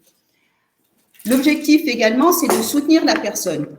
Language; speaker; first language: French; native; French